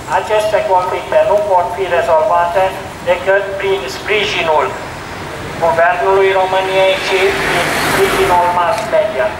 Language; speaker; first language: Romanian; non-native, local second language; Hungarian